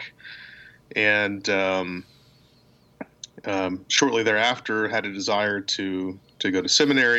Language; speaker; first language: English; native; English